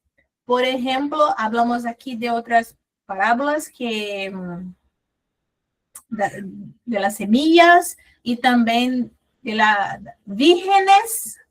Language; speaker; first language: Spanish; non-native, fluent; Portuguese